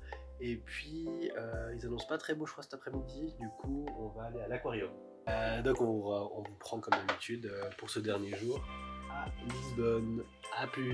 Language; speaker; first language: French; native; French